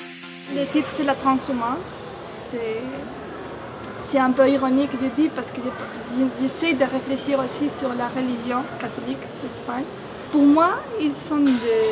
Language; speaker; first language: French; non-native, fluent; Spanish